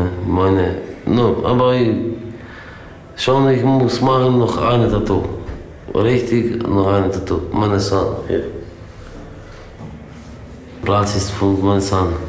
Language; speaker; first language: German; non-native, learner; Polish